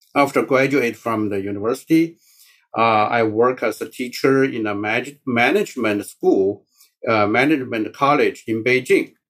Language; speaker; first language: English; non-native, learner; Chinese